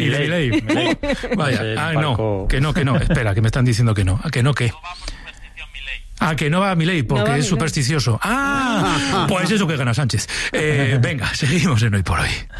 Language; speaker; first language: Spanish; native; Spanish